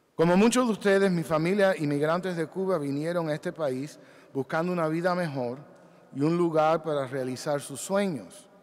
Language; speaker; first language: Spanish; early bilingual, heritage; Spanish